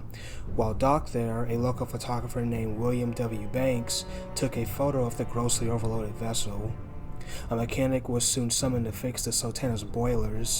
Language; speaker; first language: English; native; English